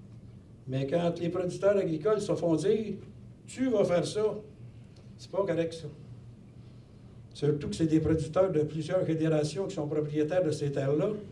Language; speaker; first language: French; native; French